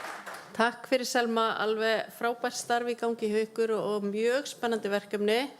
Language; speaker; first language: Icelandic; native; Icelandic